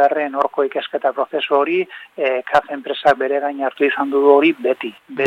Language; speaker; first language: Basque; native; Basque